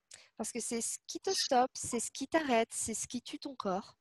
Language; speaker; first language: French; native; French